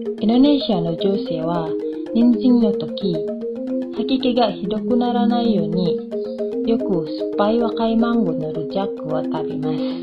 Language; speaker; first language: Japanese; non-native, fluent; Indonesian